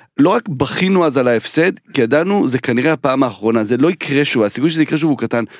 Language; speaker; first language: Hebrew; native; Hebrew